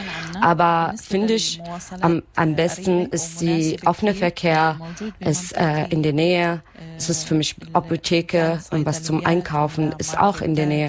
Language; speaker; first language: German; non-native, learner; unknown